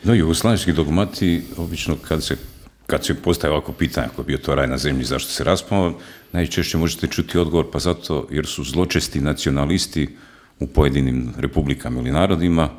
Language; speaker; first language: Croatian; native; Croatian